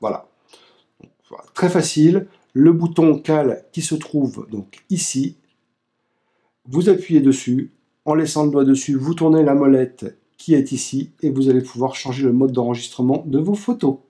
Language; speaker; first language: French; native; French